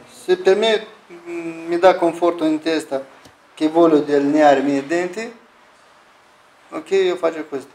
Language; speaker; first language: Italian; non-native, learner; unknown